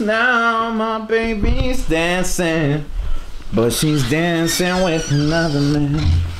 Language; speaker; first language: English; early bilingual, other home language; Spanish